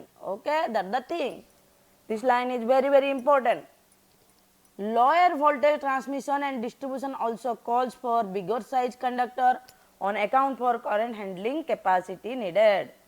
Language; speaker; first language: English; non-native, local second language; Odia